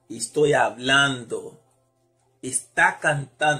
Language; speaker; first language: Spanish; non-native, fluent; Haitian Creole